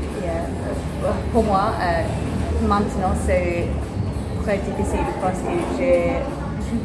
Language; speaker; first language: French; non-native, learner; English